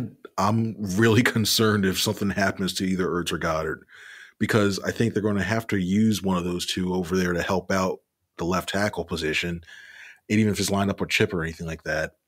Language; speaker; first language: English; native; English